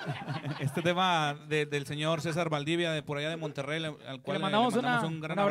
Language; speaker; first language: Spanish; native; Spanish